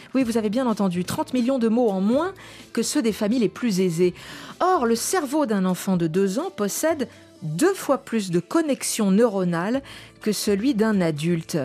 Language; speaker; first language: French; native; French